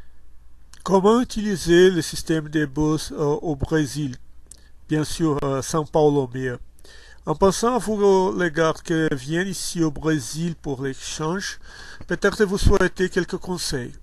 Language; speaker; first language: French; non-native, learner; Portuguese